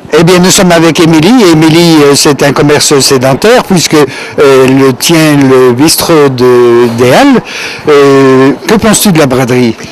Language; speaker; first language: French; native; French